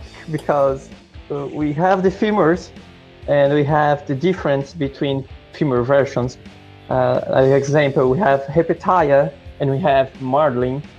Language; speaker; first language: English; non-native, fluent; Portuguese